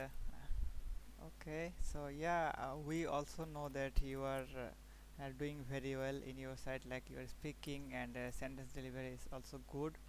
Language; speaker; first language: English; non-native, learner; Bangla